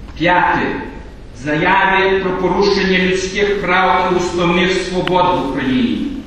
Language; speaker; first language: Ukrainian; early bilingual, heritage; Ukrainian